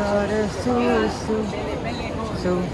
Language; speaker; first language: Italian; non-native, learner; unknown